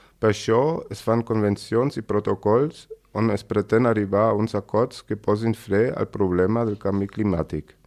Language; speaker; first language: Catalan; native; Catalan